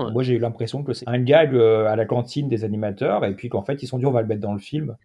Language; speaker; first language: French; native; French